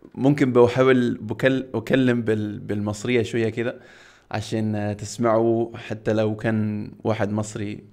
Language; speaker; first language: Arabic; non-native, fluent; Catalan